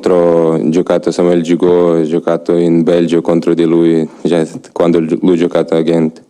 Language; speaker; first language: Italian; non-native, learner; Ukrainian